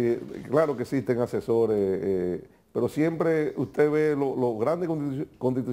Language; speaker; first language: Spanish; native; Spanish